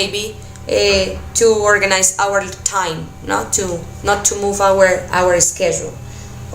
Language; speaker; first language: English; non-native, fluent; Spanish